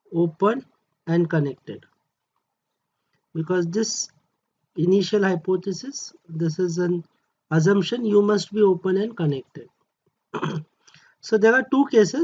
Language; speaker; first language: English; non-native, local second language; Marathi